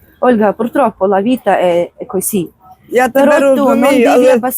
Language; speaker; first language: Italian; non-native, fluent; Ukrainian